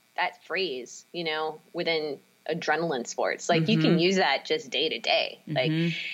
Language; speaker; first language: English; native; English